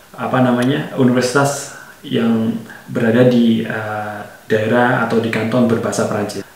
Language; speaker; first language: Indonesian; native; Indonesian